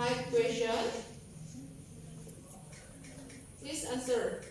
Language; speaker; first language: English; non-native, learner; Indonesian